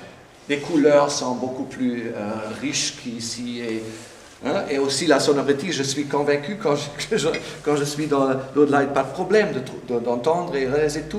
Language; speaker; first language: French; non-native, fluent; German